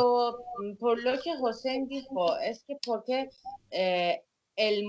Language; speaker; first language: Spanish; non-native, fluent; Persian